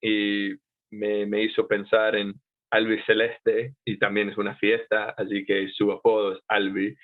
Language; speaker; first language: Spanish; non-native, fluent; English